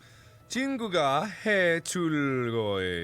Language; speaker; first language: Korean; non-native, learner; English